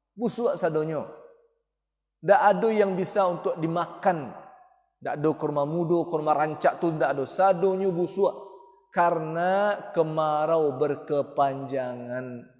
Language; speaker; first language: Malay; non-native, local second language; Minangkabau